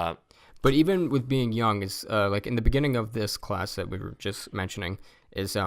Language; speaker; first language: English; native; English